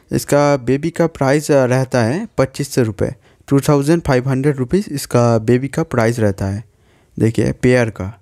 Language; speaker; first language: Hindi; non-native, local second language; Bangla